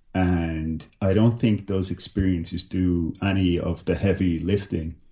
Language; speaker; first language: English; native; English